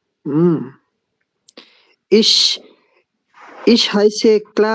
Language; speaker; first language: German; non-native, learner; Urdu